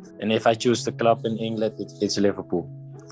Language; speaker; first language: English; non-native, fluent; Dutch